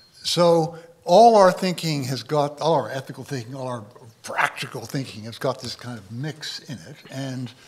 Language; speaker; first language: English; native; English